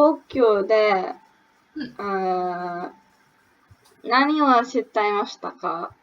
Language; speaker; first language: Japanese; non-native, learner; English